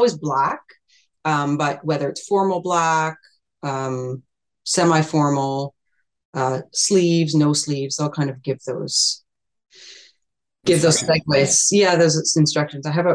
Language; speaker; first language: English; native; English